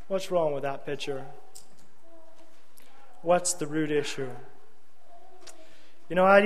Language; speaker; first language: English; native; English